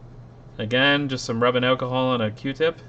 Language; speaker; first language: English; native; English